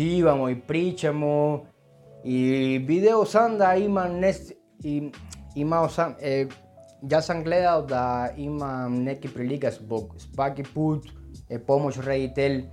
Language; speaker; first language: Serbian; non-native, learner; Spanish